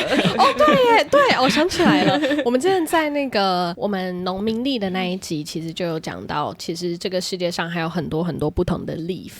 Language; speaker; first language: Chinese; native; Chinese